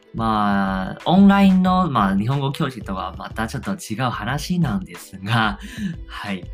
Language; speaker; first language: Japanese; non-native, fluent; Chinese